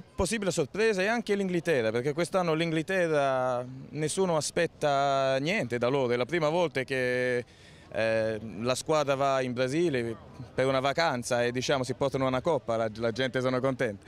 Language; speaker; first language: Italian; early bilingual, heritage; Italian